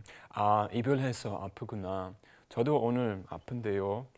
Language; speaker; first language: Korean; non-native, learner; German